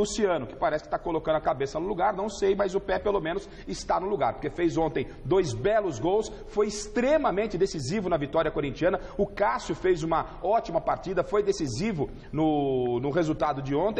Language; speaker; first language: Portuguese; native; Portuguese